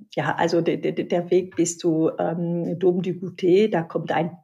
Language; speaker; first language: German; non-native, fluent; French